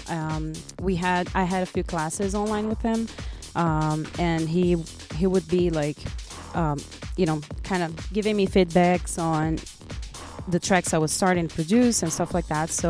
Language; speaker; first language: English; non-native, fluent; Portuguese